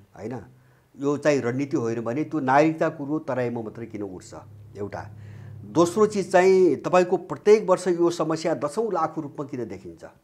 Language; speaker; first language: Nepali; native; Nepali